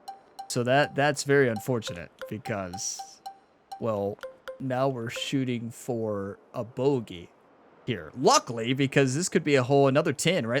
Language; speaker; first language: English; native; English